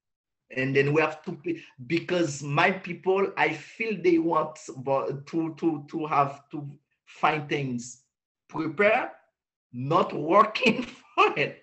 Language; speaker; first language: English; non-native, learner; Haitian Creole